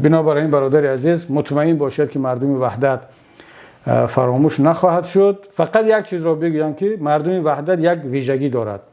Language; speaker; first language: Persian; native; Persian